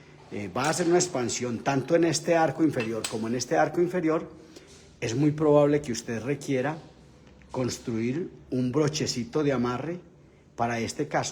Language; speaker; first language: Spanish; native; Spanish